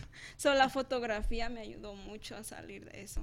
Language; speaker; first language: Spanish; native; Spanish